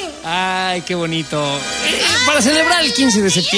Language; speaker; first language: Spanish; native; Spanish